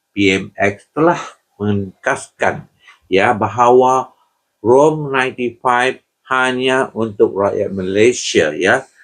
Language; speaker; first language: Malay; non-native, local second language; Chinese